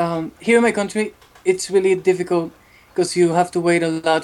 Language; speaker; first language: English; non-native, fluent; Spanish